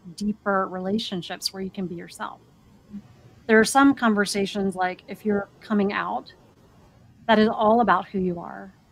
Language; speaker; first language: English; native; English